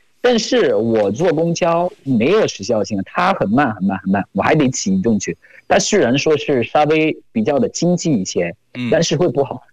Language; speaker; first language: Chinese; non-native, fluent; French